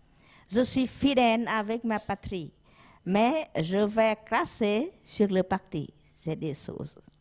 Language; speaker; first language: French; non-native, learner; Vietnamese